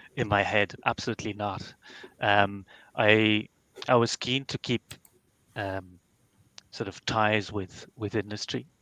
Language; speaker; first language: English; non-native, fluent; Dutch